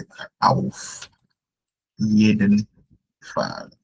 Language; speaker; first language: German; non-native, fluent; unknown